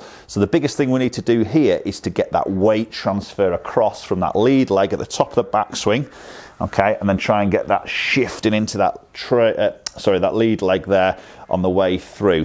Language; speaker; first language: English; native; English